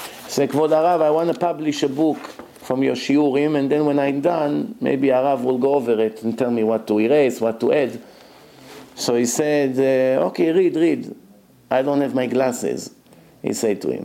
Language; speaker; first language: English; non-native, fluent; Hebrew